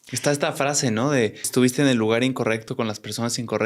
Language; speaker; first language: Spanish; native; Spanish